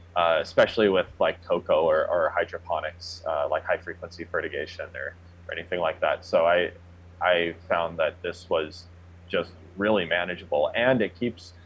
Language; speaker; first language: English; native; English